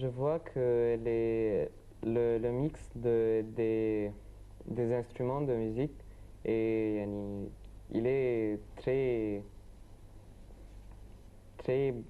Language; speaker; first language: French; non-native, learner; Arabic